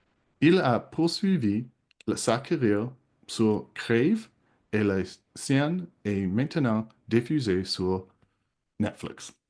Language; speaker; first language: French; non-native, local second language; English